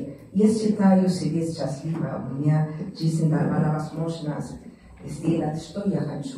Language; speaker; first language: Russian; non-native, learner; Spanish